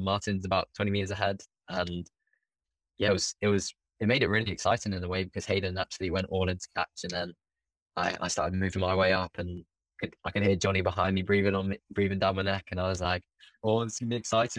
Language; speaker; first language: English; native; English